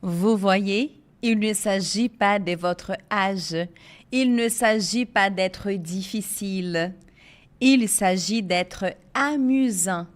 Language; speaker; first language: French; non-native, fluent; Portuguese